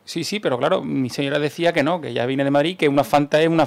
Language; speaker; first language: Spanish; native; Spanish